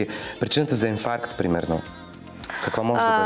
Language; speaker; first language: Bulgarian; native; Bulgarian